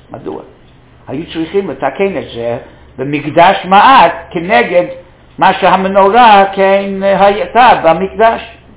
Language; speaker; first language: Hebrew; non-native, fluent; English